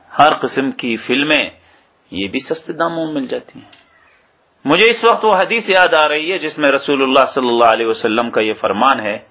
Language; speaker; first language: Urdu; native; Urdu